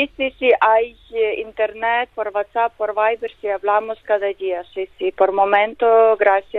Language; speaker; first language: Spanish; non-native, learner; Ukrainian